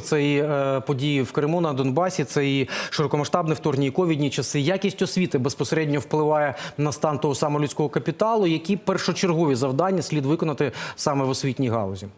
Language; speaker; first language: Ukrainian; native; Ukrainian